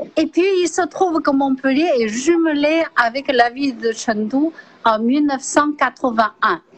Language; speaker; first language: French; non-native, fluent; Chinese